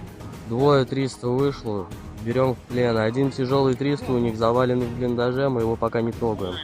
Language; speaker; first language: Russian; native; Russian